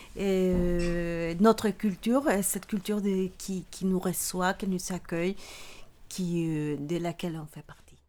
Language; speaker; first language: French; non-native, fluent; Spanish